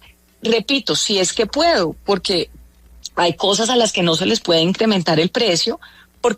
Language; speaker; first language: Spanish; native; Spanish